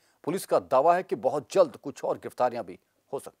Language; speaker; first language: Hindi; native; Hindi